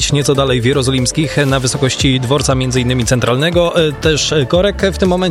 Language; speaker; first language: Polish; native; Polish